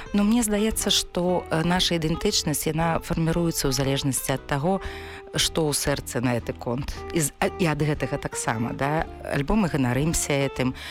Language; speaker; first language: Belarusian; non-native, local second language; Russian